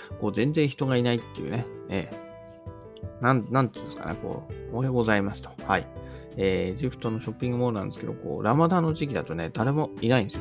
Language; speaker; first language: Japanese; native; Japanese